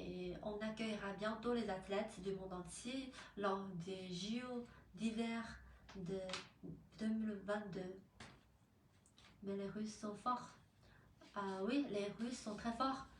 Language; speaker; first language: French; non-native, fluent; Chinese